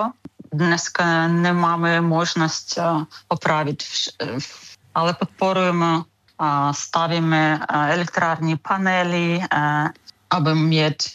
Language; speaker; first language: Czech; non-native, fluent; Ukrainian